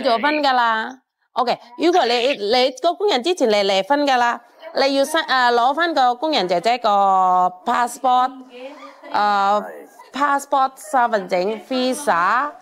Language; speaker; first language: Cantonese; non-native, fluent; Indonesian